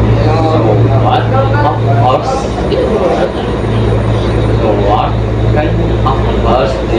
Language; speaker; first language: English; non-native, learner; Indonesian